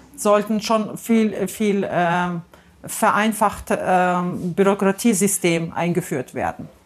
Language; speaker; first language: German; non-native, fluent; Turkish